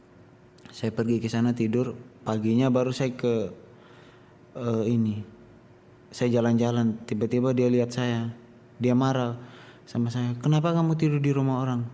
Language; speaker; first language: Indonesian; non-native, local second language; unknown